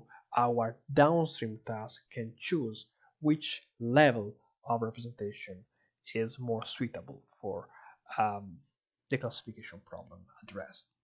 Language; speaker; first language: English; non-native, fluent; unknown